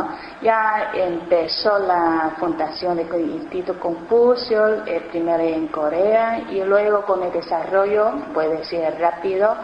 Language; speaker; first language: Spanish; non-native, learner; Chinese